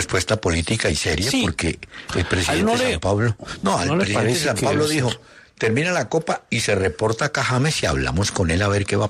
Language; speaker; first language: Spanish; native; Spanish